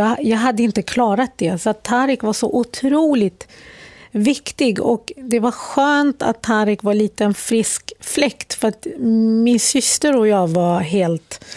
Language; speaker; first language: Swedish; early bilingual, other home language; Arabic